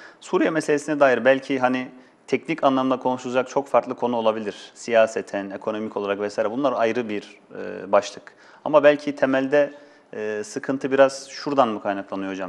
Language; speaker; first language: Turkish; native; Turkish